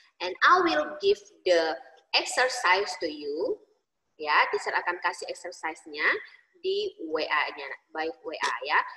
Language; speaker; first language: English; non-native, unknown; Indonesian